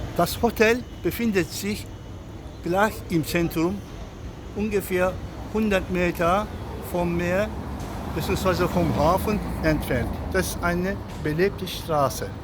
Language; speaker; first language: German; non-native, local second language; Turkish